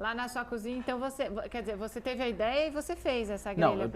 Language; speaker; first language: Portuguese; native; Portuguese